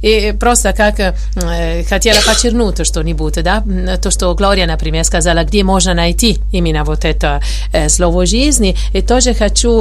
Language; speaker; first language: Russian; non-native, fluent; Italian